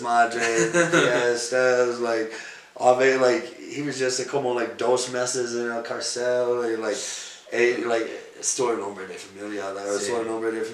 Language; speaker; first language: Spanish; non-native, learner; English